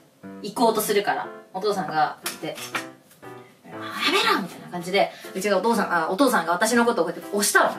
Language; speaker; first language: Japanese; native; Japanese